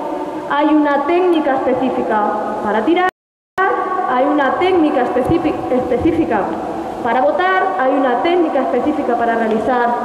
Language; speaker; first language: Spanish; native; Spanish